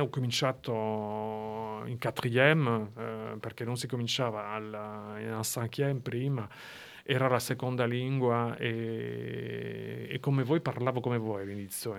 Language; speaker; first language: Italian; non-native, fluent; French